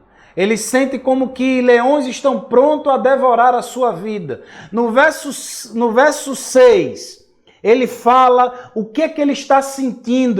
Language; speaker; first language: Portuguese; native; Portuguese